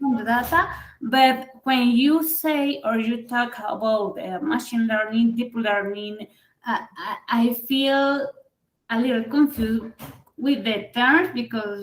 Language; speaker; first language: English; non-native, fluent; Spanish